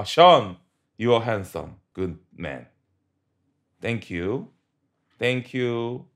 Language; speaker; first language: English; non-native, learner; Korean